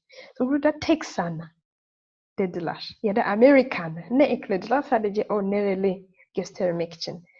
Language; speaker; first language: Turkish; non-native, fluent; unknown